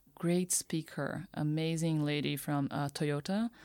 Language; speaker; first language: English; non-native, fluent; Portuguese